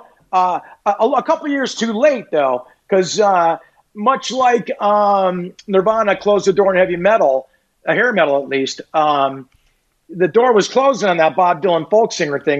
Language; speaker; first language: English; native; English